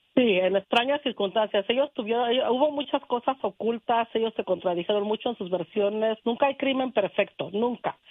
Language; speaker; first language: Spanish; native; Spanish